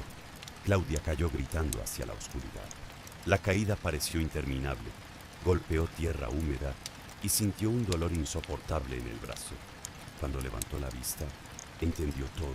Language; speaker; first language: Spanish; native; Spanish